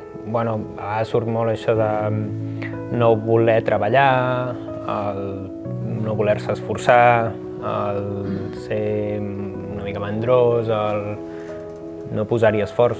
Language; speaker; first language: Catalan; native; Catalan